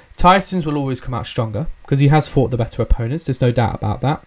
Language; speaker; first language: English; native; English